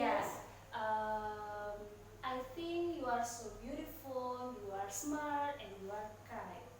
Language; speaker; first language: English; non-native, learner; Indonesian